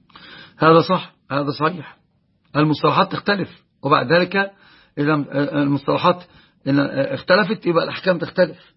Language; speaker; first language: Arabic; native; Arabic